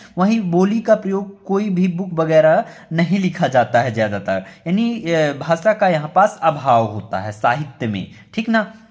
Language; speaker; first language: Hindi; native; Hindi